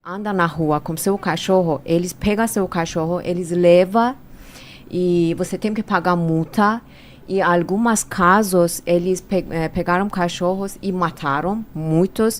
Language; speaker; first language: Portuguese; non-native, fluent; Persian